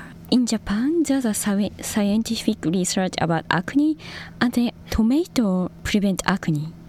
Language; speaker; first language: English; non-native, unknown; Japanese